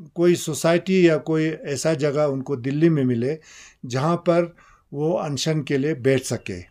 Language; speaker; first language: Hindi; non-native, local second language; Ladakhi